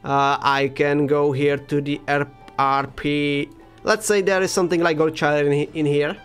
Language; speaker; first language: English; non-native, fluent; Czech